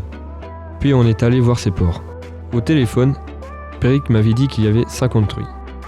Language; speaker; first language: French; native; French